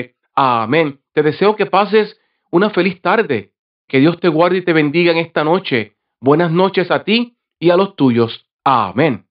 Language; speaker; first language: Spanish; native; Spanish